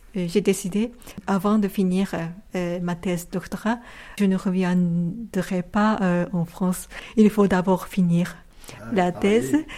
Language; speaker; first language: French; non-native, fluent; Japanese